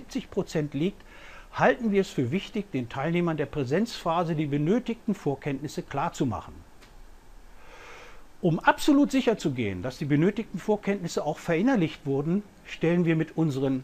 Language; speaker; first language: German; native; German